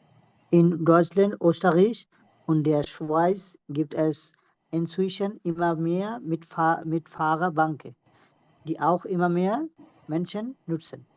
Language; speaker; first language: German; non-native, learner; Bangla